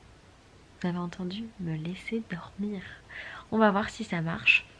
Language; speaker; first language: French; native; French